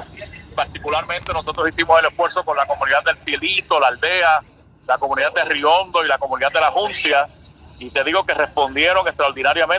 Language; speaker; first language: Spanish; native; Spanish